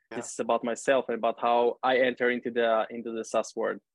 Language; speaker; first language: English; non-native, fluent; Hebrew